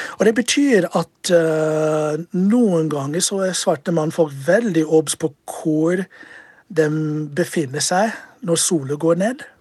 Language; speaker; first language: Norwegian; non-native, fluent; English